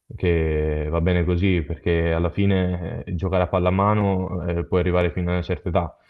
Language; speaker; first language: Italian; native; Italian